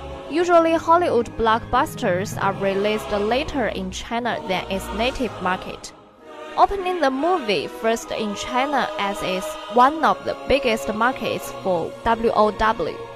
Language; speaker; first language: English; non-native, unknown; Chinese